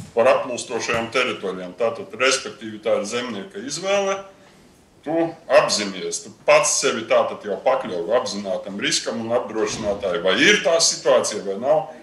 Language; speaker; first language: Latvian; native; Latvian